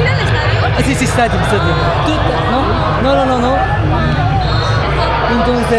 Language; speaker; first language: Spanish; non-native, learner; Korean